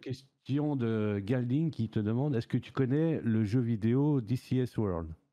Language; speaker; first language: French; native; French